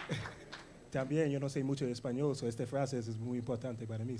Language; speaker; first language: Spanish; non-native, learner; English